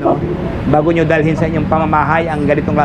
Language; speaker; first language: Filipino; native; Filipino